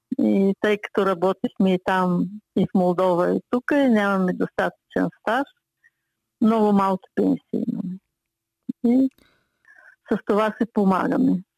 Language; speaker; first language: Bulgarian; early bilingual, heritage; Bulgarian